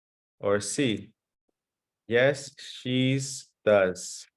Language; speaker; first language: English; early bilingual, other home language; Spanish